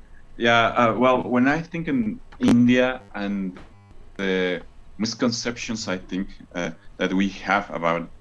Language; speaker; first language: English; non-native, learner; Spanish